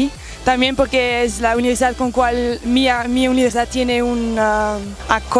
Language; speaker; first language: Spanish; non-native, fluent; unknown